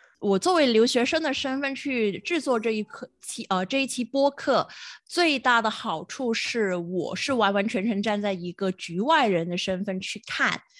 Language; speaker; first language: Chinese; non-native, local second language; Cantonese